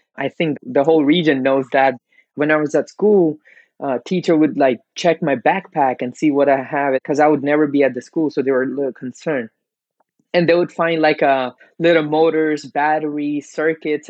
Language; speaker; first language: English; non-native, local second language; Gujarati